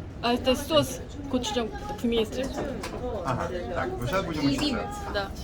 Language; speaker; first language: Russian; non-native, learner; Korean